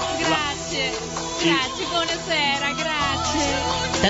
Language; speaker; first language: Italian; non-native, learner; Catalan